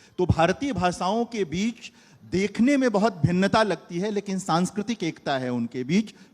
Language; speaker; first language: Hindi; native; Hindi